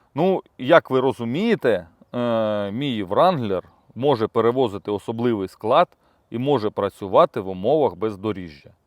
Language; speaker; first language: Ukrainian; non-native, local second language; Russian